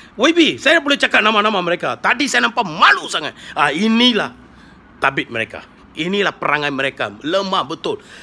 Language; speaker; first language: Malay; non-native, local second language; Tamil